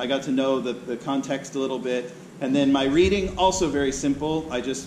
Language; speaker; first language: English; native; English